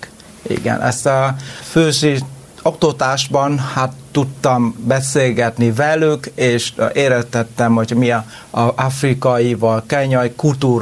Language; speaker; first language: Hungarian; non-native, learner; Vietnamese